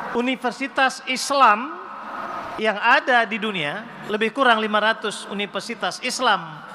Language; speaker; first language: Indonesian; native; Indonesian